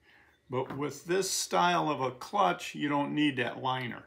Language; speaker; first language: English; native; English